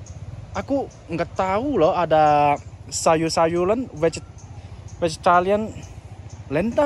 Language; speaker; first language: Indonesian; non-native, fluent; Chinese